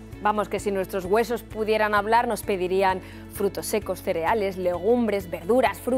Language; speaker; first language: Spanish; native; Spanish